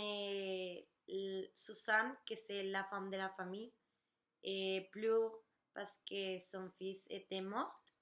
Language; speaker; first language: French; non-native, learner; Spanish